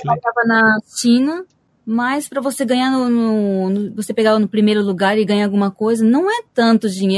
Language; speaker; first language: Portuguese; early bilingual, heritage; Portuguese